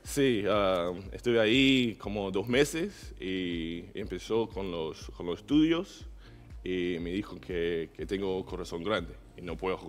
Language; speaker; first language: Spanish; non-native, learner; English